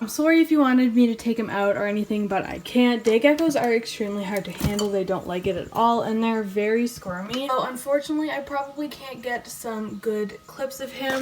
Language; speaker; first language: English; native; English